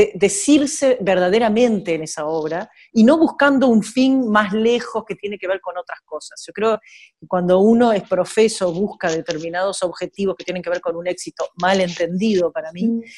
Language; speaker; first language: Spanish; native; Spanish